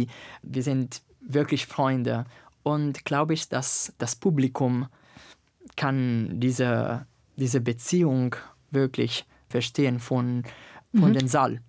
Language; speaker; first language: German; non-native, fluent; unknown